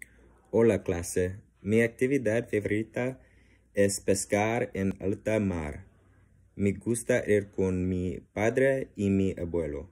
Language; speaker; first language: Spanish; non-native, learner; English